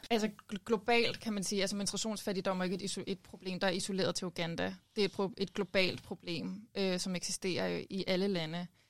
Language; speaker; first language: Danish; native; Danish